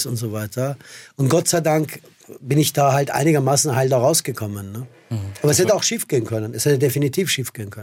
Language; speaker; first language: German; non-native, fluent; Persian